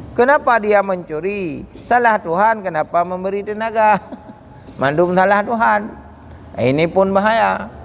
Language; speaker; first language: Malay; non-native, local second language; Achinese